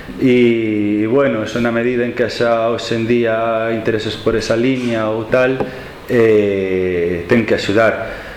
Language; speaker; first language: Galician; non-native, local second language; Spanish